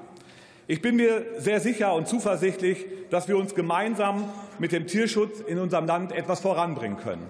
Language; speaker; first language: German; native; German